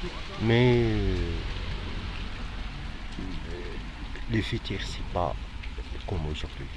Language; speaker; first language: French; non-native, fluent; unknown